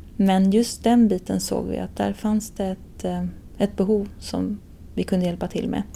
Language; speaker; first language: Swedish; native; Swedish